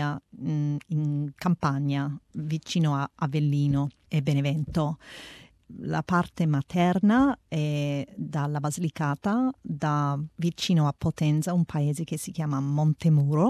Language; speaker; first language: Italian; early bilingual, heritage; Italian